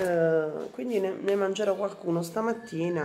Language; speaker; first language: Italian; native; Italian